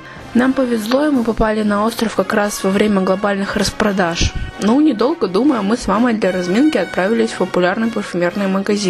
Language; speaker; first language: Russian; native; Russian